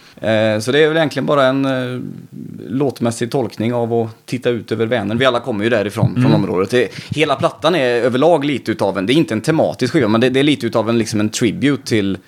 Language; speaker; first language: Swedish; native; Swedish